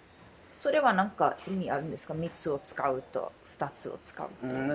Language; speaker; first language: Japanese; non-native, fluent; English